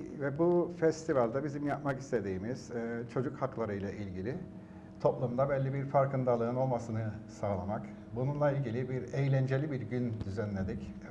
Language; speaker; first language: Turkish; early bilingual, heritage; Turkish